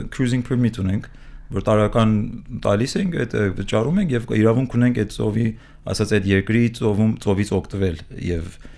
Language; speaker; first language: Armenian; early bilingual, heritage; Armenian